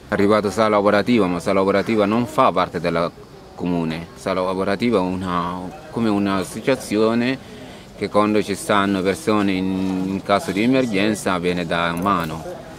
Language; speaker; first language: Italian; non-native, fluent; Arabic